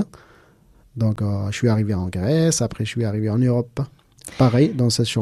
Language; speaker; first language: French; non-native, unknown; Persian